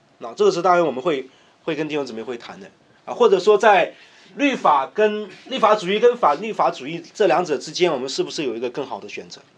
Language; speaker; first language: Chinese; native; Chinese